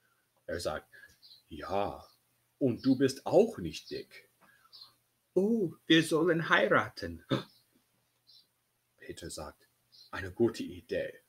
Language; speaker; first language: German; non-native, fluent; English